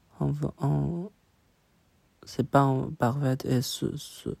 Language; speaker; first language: French; non-native, learner; Chinese